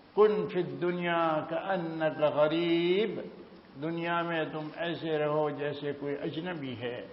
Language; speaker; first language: Urdu; non-native, local second language; Gujarati